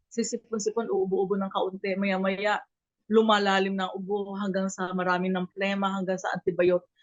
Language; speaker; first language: Filipino; native; Filipino